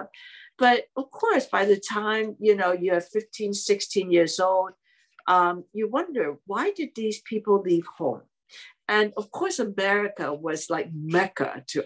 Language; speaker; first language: English; non-native, local second language; Cantonese